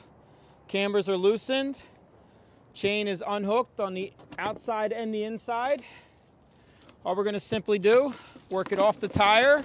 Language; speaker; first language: English; native; English